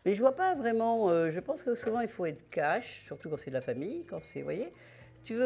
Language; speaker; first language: French; native; French